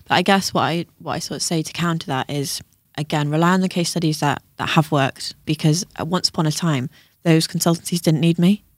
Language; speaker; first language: English; native; English